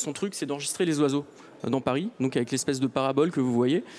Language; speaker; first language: French; native; French